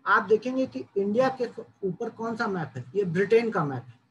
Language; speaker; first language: Hindi; native; Hindi